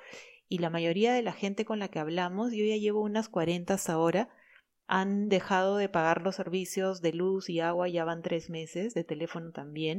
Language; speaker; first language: Spanish; native; Spanish